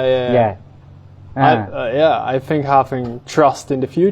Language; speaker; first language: English; non-native, fluent; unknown